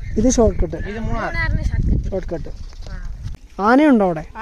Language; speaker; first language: Malayalam; native; Malayalam